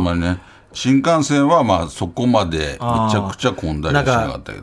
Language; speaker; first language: Japanese; native; Japanese